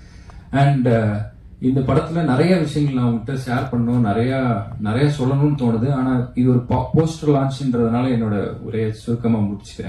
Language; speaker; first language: Tamil; native; Tamil